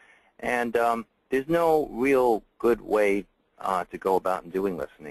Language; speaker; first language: English; native; English